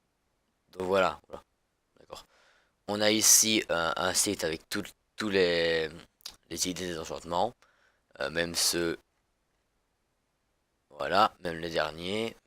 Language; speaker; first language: French; native; French